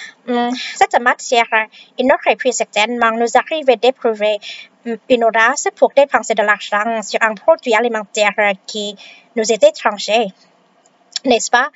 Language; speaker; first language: French; non-native, fluent; Vietnamese